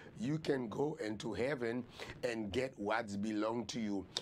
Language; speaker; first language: English; non-native, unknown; Haitian Creole